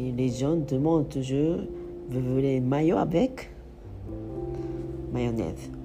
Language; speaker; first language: French; non-native, fluent; Japanese